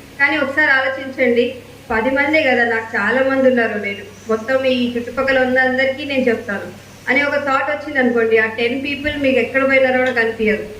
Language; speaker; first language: Telugu; native; Telugu